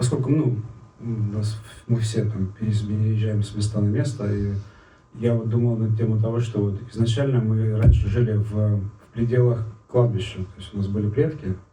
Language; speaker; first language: Russian; native; Russian